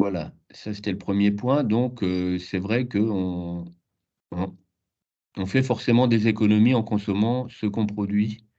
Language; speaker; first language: French; native; French